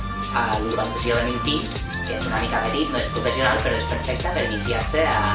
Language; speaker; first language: Catalan; non-native, learner; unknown